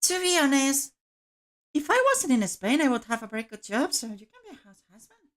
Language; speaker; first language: English; non-native, fluent; Spanish